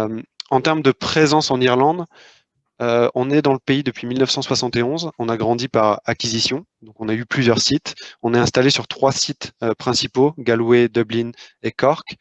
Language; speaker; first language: French; native; French